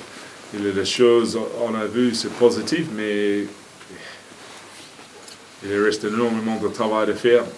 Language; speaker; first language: French; non-native, fluent; English